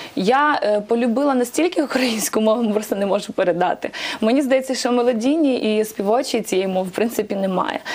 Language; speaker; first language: Ukrainian; non-native, local second language; Russian